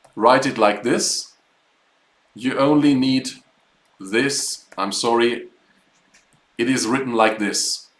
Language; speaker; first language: English; non-native, fluent; German